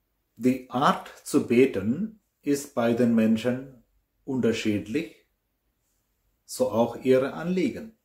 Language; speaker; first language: German; non-native, fluent; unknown